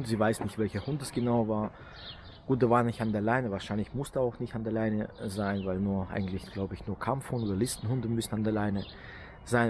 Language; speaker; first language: German; native; German